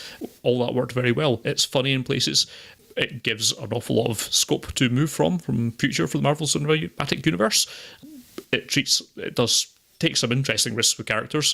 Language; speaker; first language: English; native; English